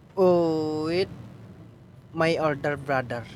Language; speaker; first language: English; non-native, learner; Indonesian